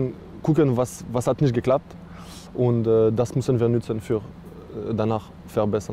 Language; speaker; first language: German; non-native, learner; French